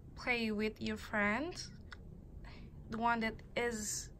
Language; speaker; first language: English; non-native, learner; Indonesian